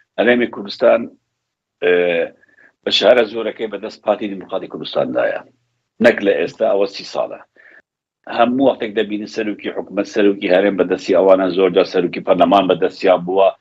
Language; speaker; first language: Central Kurdish; non-native, local second language; Kurdish